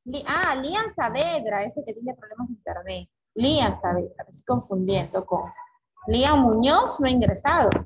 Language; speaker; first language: Spanish; native; Spanish